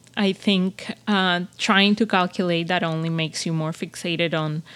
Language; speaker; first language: English; non-native, fluent; Spanish